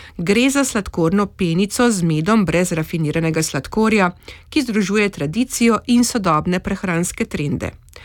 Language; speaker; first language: Slovenian; native; Slovenian